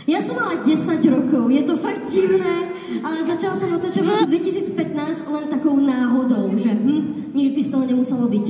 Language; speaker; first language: Slovak; native; Slovak